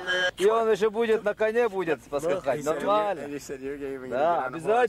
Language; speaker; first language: Russian; non-native, local second language; Tuvinian